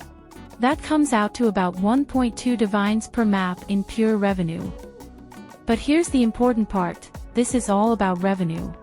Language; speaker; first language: English; native; English